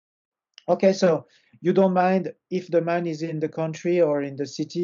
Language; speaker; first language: English; non-native, fluent; French